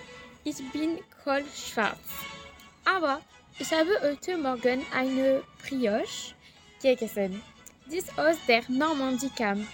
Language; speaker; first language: German; non-native, learner; French